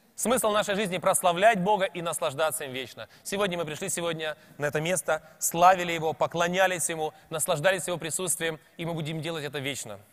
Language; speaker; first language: Russian; native; Russian